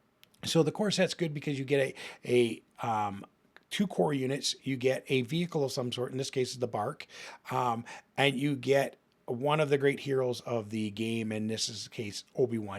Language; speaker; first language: English; native; English